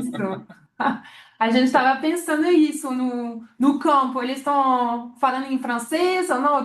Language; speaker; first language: Portuguese; non-native, fluent; French